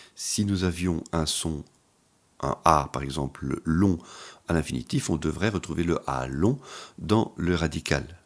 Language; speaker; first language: French; native; French